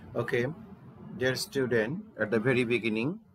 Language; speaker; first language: English; non-native, local second language; Bangla